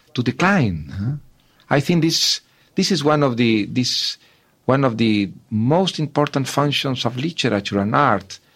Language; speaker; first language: English; non-native, fluent; Spanish